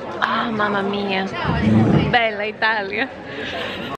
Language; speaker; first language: Italian; non-native, learner; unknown